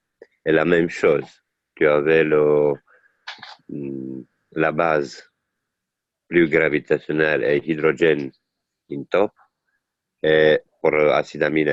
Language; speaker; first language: French; non-native, learner; Italian